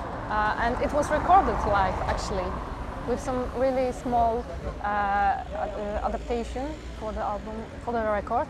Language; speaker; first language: English; non-native, fluent; Polish